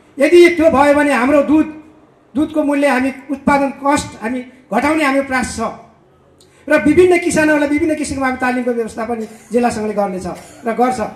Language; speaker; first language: Nepali; native; Nepali